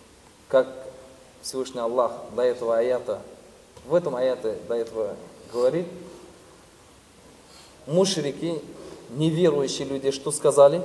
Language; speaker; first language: Russian; non-native, fluent; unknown